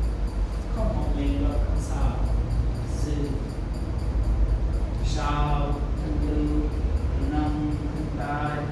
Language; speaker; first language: Vietnamese; non-native, learner; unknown